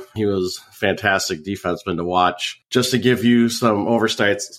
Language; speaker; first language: English; native; English